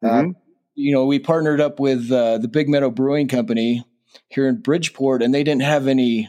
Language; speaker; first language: English; native; English